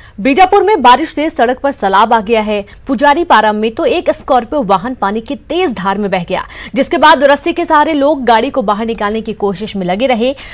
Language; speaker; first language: Hindi; native; Hindi